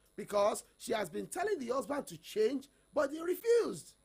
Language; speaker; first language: English; non-native, local second language; Yoruba